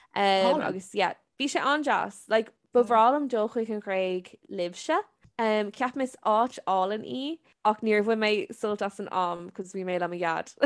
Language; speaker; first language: Irish; non-native, local second language; English